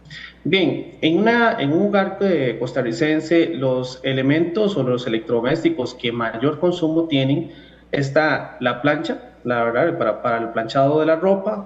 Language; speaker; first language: Spanish; native; Spanish